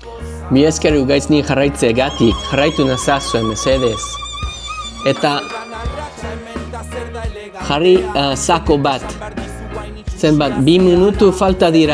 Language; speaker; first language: Basque; non-native, learner; English